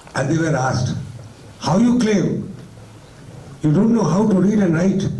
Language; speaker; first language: English; non-native, local second language; Hindi